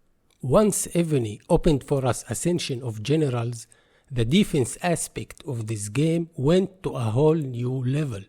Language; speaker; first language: English; non-native, fluent; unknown